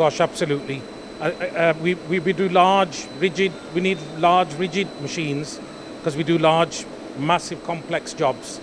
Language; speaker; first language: English; native; English